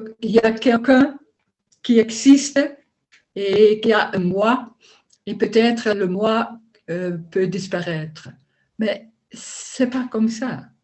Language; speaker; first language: French; non-native, learner; Dutch